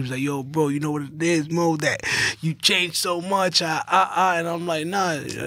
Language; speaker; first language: English; early bilingual, other home language; Spanish